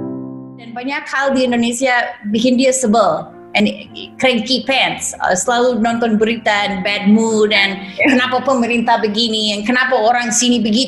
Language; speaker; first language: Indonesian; non-native, fluent; English